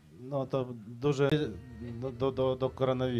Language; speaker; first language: Polish; non-native, fluent; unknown